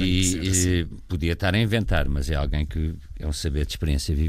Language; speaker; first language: Portuguese; native; Portuguese